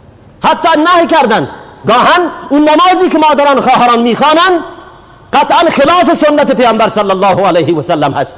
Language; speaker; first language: Persian; native; Persian